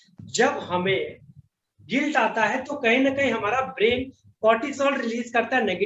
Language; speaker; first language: Hindi; native; Hindi